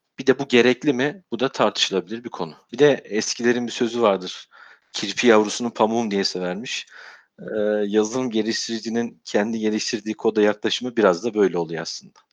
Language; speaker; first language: Turkish; native; Turkish